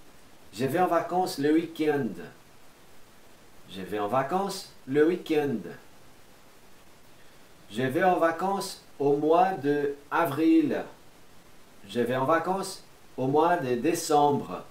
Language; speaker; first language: French; non-native, fluent; Portuguese